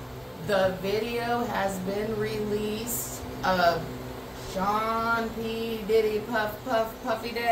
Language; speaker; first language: English; native; English